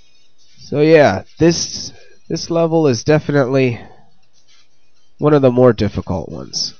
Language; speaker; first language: English; native; English